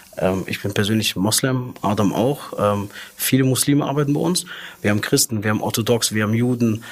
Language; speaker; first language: German; early bilingual, other home language; Arabic